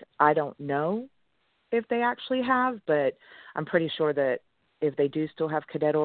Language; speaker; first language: English; non-native, local second language; French